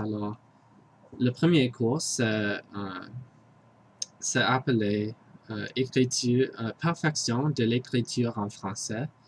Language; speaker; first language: French; non-native, learner; English